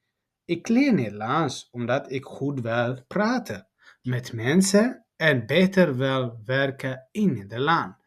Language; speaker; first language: Dutch; non-native, learner; Tigrinya